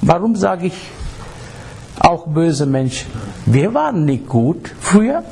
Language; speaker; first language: German; non-native, fluent; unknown